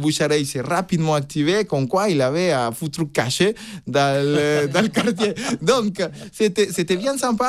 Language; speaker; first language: French; non-native, fluent; Spanish